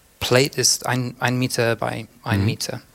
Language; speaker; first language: German; non-native, learner; English